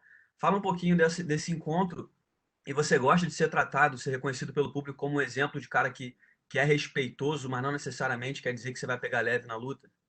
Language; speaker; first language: Portuguese; native; Portuguese